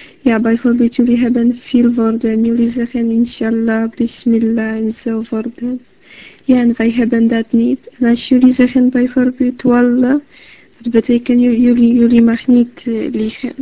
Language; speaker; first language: Dutch; non-native, learner; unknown